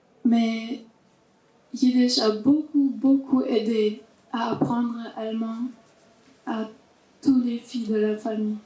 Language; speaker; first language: French; non-native, learner; Russian